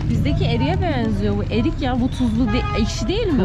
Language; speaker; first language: Turkish; native; Turkish